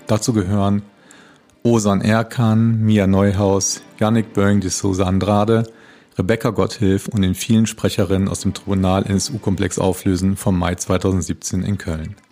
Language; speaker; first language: German; native; German